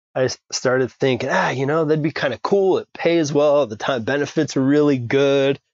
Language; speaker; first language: English; native; English